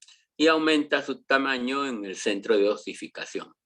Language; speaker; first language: Spanish; native; Spanish